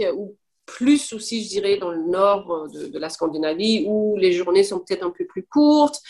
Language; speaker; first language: French; non-native, fluent; Danish